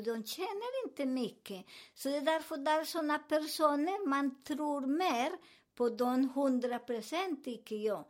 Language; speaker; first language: Swedish; non-native, learner; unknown